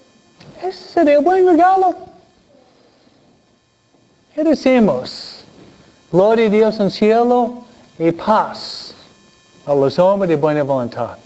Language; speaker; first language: Spanish; non-native, fluent; English